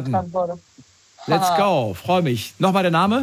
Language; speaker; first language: German; native; German